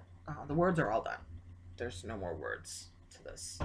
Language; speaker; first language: English; native; English